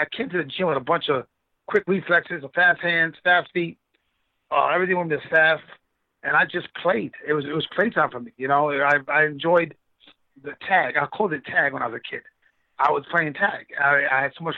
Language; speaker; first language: English; native; English